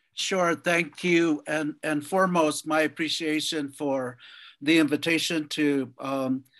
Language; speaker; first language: English; native; English